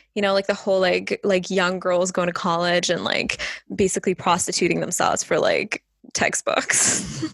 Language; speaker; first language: English; non-native, fluent; Estonian